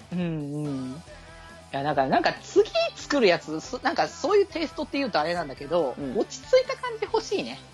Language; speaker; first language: Japanese; native; Japanese